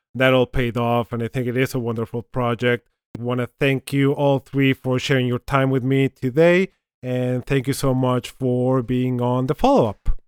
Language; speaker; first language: English; non-native, fluent; Spanish